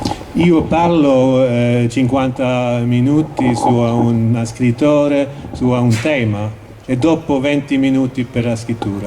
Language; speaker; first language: Italian; non-native, learner; Swedish